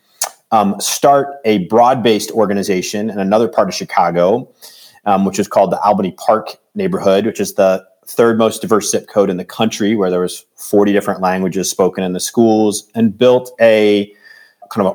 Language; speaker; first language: English; native; English